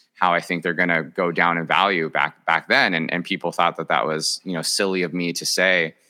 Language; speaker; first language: English; early bilingual, other home language; Spanish